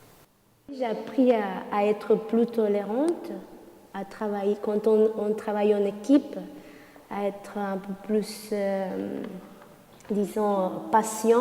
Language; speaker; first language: French; non-native, fluent; Spanish